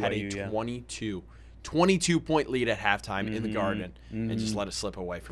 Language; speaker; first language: English; native; English